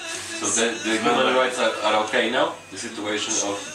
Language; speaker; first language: English; non-native, fluent; Polish